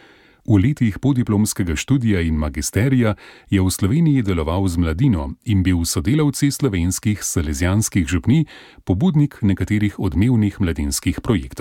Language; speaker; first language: Slovenian; native; Slovenian